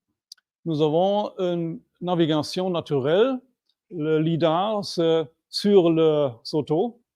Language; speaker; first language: French; non-native, fluent; German